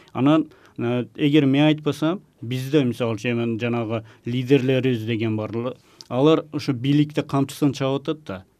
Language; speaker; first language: Kyrgyz; non-native, local second language; Uzbek